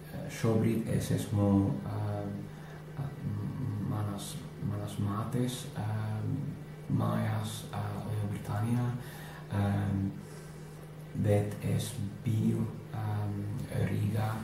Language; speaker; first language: Latvian; non-native, learner; English